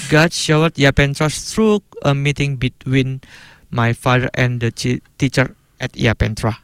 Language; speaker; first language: English; non-native, learner; Indonesian